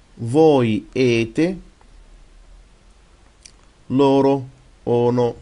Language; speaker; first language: Italian; non-native, fluent; Arabic